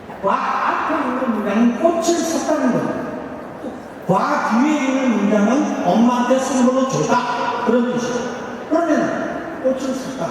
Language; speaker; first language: Korean; native; Korean